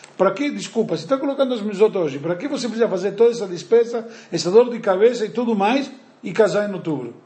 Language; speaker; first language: Portuguese; native; Portuguese